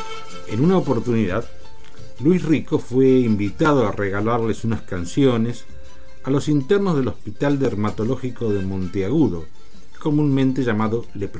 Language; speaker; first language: Spanish; native; Spanish